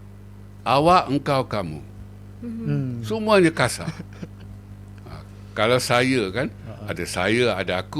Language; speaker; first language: Malay; native; Malay